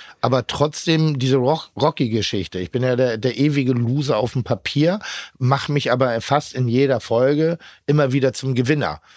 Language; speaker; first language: German; native; German